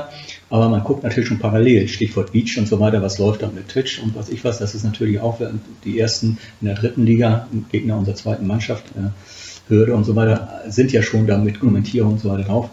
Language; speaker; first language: German; native; German